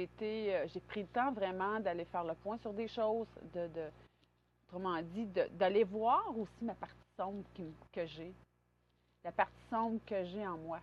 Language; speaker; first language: French; native; French